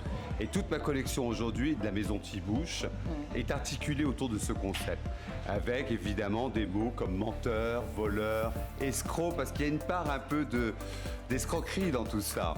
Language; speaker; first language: French; native; French